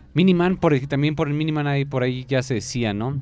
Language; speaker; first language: Spanish; native; Spanish